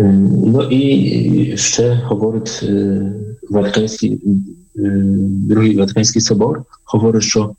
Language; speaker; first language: Polish; non-native, learner; Ukrainian